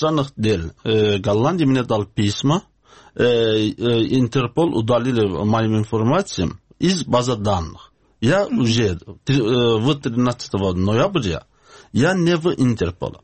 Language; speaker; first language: Russian; non-native, learner; Azerbaijani